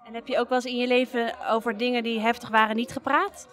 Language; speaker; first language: Dutch; native; Dutch